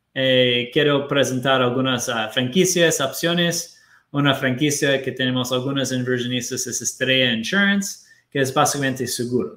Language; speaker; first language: Spanish; non-native, fluent; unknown